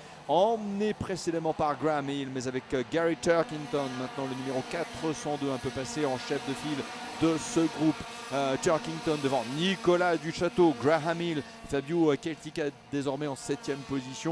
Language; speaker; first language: French; native; French